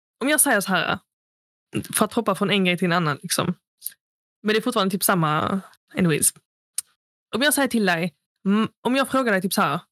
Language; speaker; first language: Swedish; early bilingual, other home language; Arabic